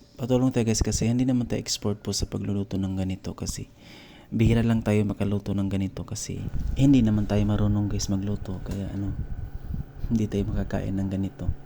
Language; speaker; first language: Filipino; non-native, local second language; Cebuano